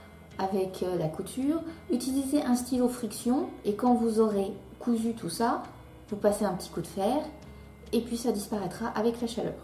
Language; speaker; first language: French; native; French